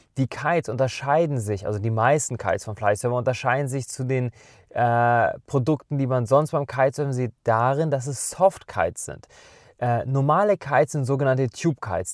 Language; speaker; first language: German; native; German